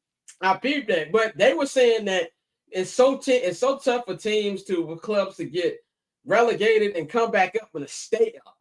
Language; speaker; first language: English; native; English